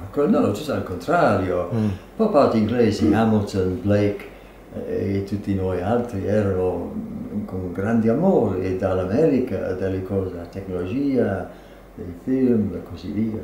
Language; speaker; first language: Italian; non-native, fluent; English